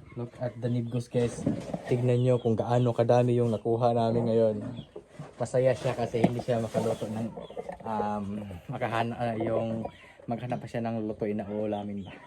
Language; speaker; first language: Filipino; non-native, local second language; Cebuano